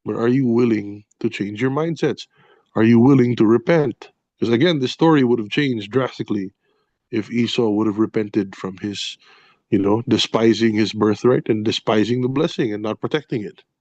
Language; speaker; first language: English; non-native, local second language; Filipino